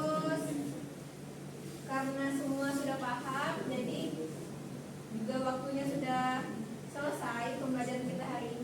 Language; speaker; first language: Indonesian; native; Indonesian